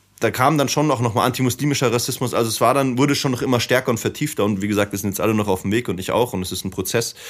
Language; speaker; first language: German; native; German